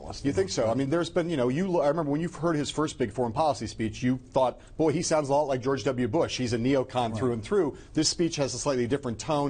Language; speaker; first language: English; native; English